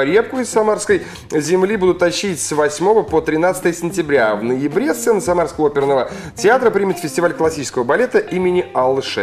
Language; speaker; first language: Russian; native; Russian